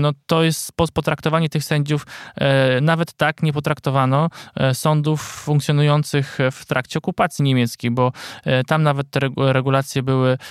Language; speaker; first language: Polish; native; Polish